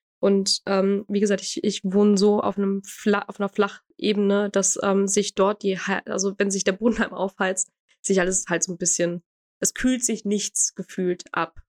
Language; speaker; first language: German; early bilingual, other home language; Croatian